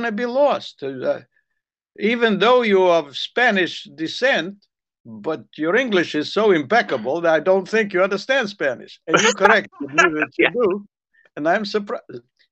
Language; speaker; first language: English; non-native, fluent; Hungarian